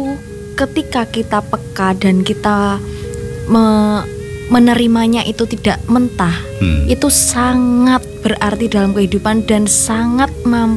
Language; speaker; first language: Indonesian; non-native, local second language; Javanese